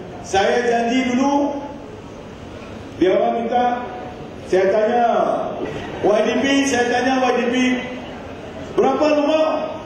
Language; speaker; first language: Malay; non-native, local second language; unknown